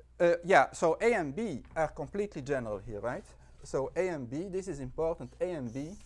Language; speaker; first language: English; non-native, fluent; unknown